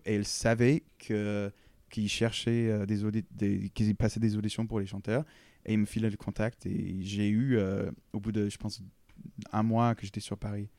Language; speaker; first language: French; non-native, fluent; English